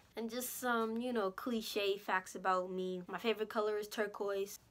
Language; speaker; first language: English; native; English